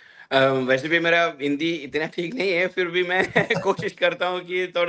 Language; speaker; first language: Hindi; non-native, local second language; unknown